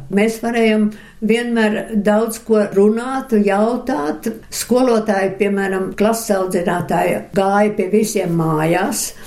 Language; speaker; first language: Latvian; early bilingual, other home language; Russian